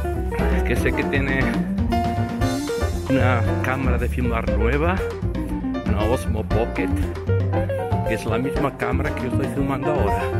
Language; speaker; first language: Spanish; non-native, fluent; Portuguese